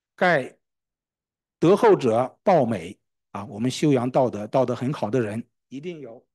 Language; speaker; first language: Chinese; native; Chinese